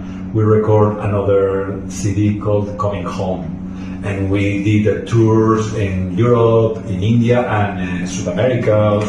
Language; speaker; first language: English; non-native, learner; Spanish